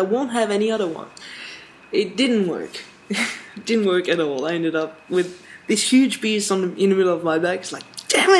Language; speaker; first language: English; non-native, fluent; French